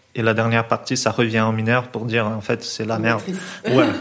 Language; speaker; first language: French; non-native, fluent; Portuguese